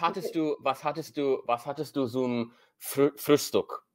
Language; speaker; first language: German; non-native, learner; English